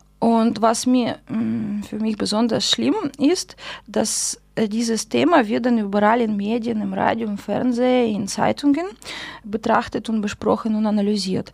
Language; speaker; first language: German; non-native, fluent; Russian